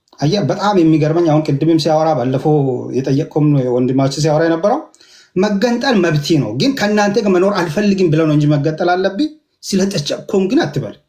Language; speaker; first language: Amharic; non-native, local second language; Hadiyya